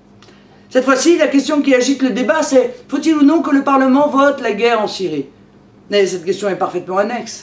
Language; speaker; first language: French; native; French